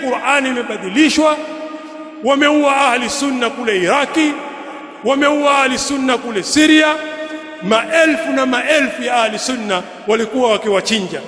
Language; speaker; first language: Swahili; native; Swahili